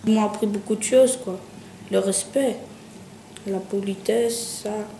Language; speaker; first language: French; early bilingual, other home language; Chechen